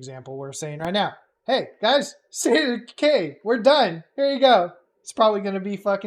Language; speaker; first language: English; native; English